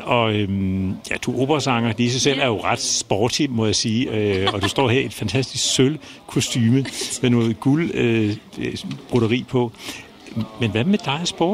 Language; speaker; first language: Danish; native; Danish